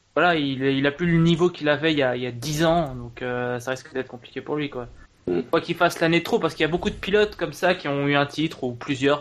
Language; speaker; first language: French; native; French